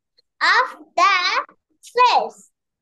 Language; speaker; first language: English; non-native, learner; Bangla